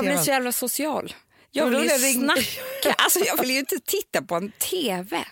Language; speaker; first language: Swedish; native; Swedish